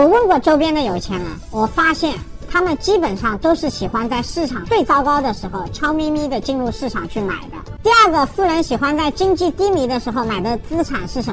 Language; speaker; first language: Chinese; native; Chinese